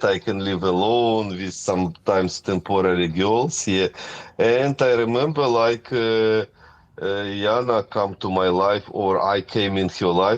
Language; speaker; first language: English; non-native, fluent; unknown